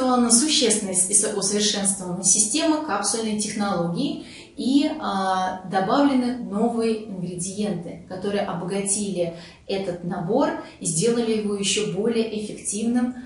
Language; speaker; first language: Russian; native; Russian